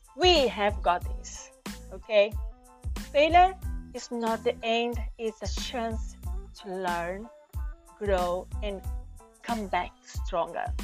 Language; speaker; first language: English; non-native, fluent; Portuguese